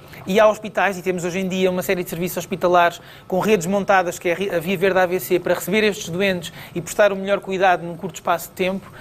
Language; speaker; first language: Portuguese; native; Portuguese